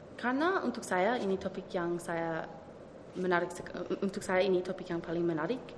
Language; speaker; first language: Indonesian; early bilingual, heritage; Indonesian